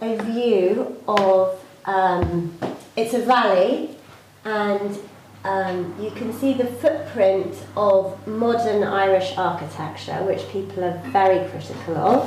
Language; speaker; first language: English; native; English